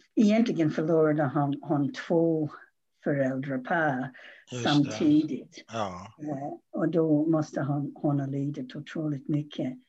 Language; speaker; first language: Swedish; non-native, fluent; English